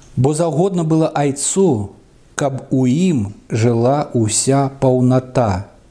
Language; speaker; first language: Belarusian; non-native, local second language; Russian